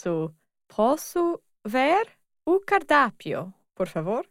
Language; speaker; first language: Portuguese; non-native, learner; English